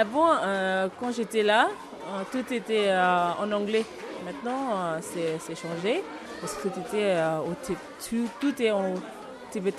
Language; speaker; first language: French; non-native, learner; Tibetan